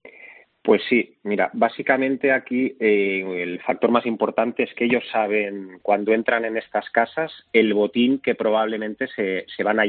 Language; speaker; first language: Spanish; native; Spanish